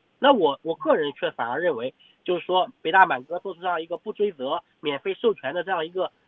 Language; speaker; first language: Chinese; native; Chinese